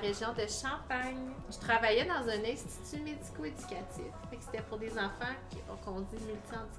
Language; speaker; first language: French; native; French